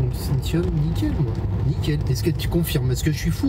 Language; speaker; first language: French; native; French